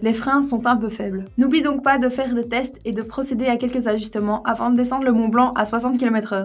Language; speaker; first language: French; native; French